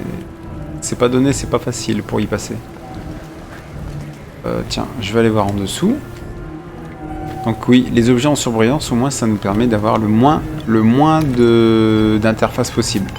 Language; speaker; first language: French; native; French